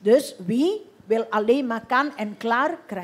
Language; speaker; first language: Dutch; non-native, fluent; Indonesian